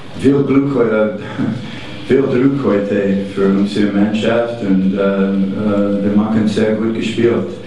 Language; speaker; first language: German; non-native, learner; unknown